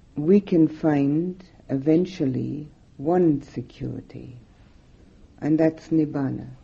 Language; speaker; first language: English; non-native, fluent; German